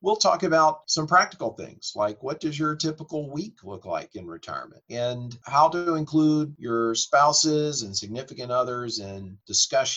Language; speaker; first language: English; native; English